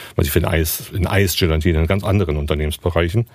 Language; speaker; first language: German; native; German